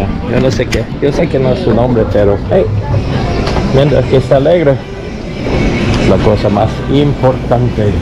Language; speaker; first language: Spanish; non-native, learner; English